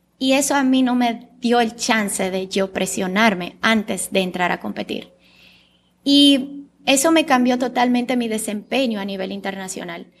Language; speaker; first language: Spanish; early bilingual, other home language; Bulgarian